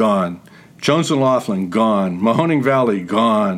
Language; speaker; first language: English; native; English